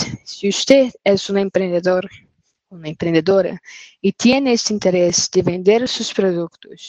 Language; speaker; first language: Spanish; non-native, fluent; Portuguese